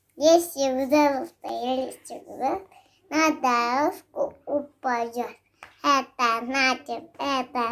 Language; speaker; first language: Russian; early bilingual, other home language; Tajik